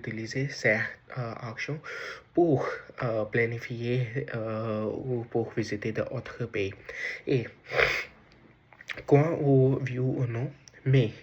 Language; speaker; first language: French; non-native, learner; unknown